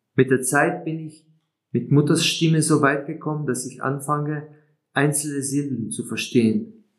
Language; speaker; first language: German; non-native, fluent; Slovenian